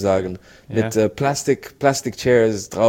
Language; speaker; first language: German; non-native, learner; Arabic